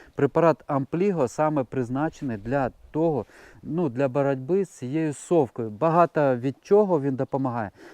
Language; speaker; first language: Ukrainian; non-native, local second language; Russian